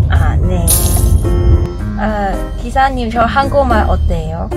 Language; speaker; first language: Korean; non-native, learner; Cantonese